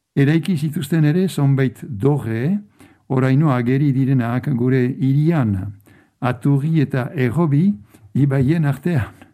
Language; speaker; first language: Basque; native; Basque